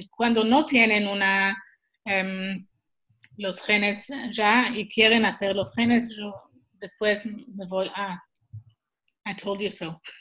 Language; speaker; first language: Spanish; non-native, learner; Swiss German